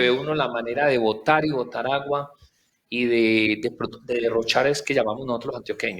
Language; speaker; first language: Spanish; native; Spanish